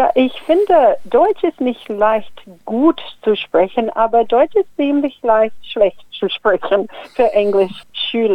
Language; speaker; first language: German; non-native, fluent; English